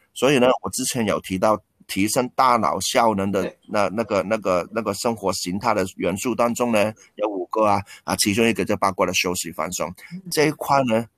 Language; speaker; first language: Chinese; non-native, local second language; Cantonese